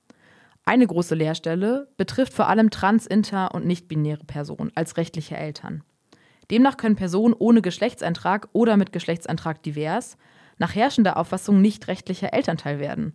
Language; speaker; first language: German; native; German